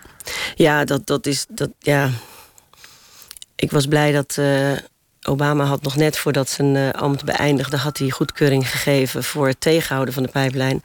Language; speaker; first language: Dutch; native; Dutch